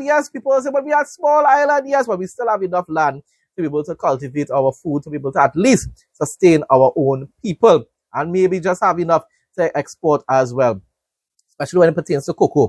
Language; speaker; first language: English; native; English